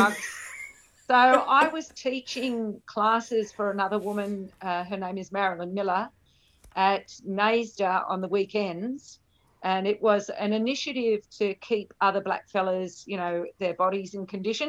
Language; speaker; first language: English; native; English